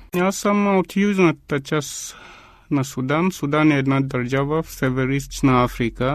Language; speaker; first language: Bulgarian; non-native, fluent; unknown